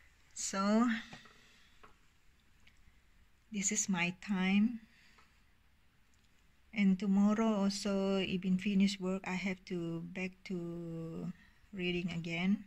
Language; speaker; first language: English; non-native, learner; Indonesian